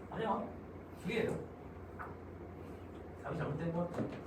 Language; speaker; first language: Korean; native; Korean